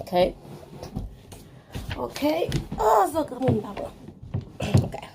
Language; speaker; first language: French; non-native, learner; Haitian Creole